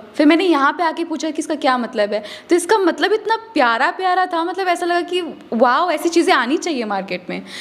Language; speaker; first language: Hindi; native; Hindi